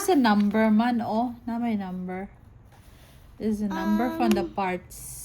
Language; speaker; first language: Dutch; non-native, learner; Filipino